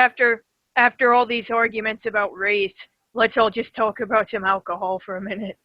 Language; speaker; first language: English; native; English